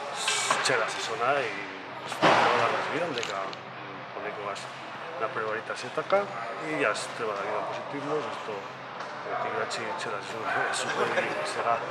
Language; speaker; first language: Macedonian; non-native, learner; Spanish